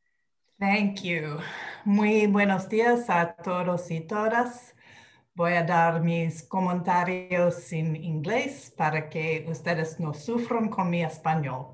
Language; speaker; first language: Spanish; non-native, learner; English